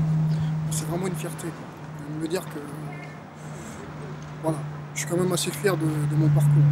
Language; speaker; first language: French; early bilingual, other home language; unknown